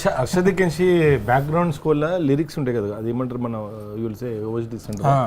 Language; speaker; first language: Telugu; native; Telugu